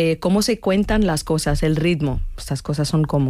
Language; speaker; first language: Spanish; non-native, fluent; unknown